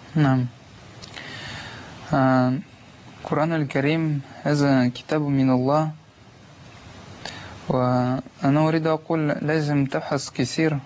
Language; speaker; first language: Arabic; non-native, learner; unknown